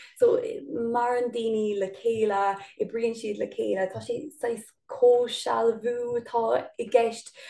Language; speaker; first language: Irish; non-native, local second language; English